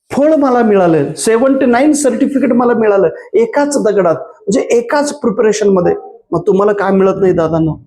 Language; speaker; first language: Marathi; non-native, local second language; Kannada